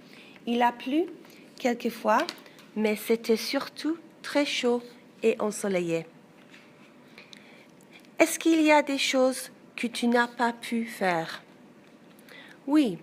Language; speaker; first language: French; non-native, learner; English